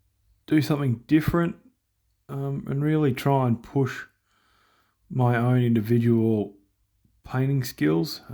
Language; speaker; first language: English; native; English